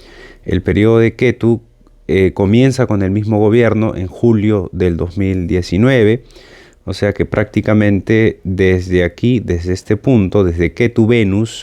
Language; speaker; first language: Spanish; native; Spanish